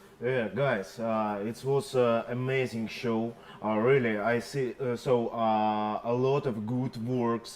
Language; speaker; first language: English; non-native, learner; Russian